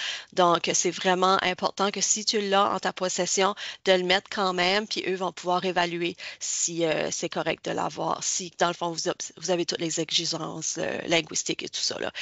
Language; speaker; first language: French; native; French